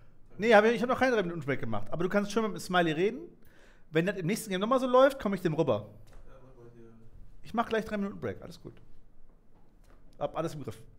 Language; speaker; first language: German; native; German